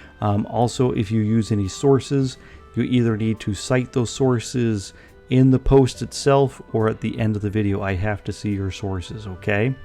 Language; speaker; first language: English; native; English